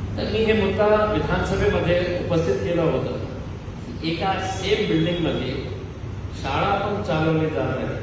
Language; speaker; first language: Marathi; non-native, local second language; Urdu